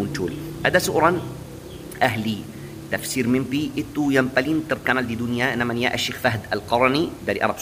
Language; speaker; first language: Indonesian; non-native, fluent; Arabic